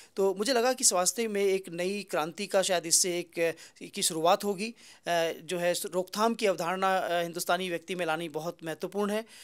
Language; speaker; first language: Hindi; native; Hindi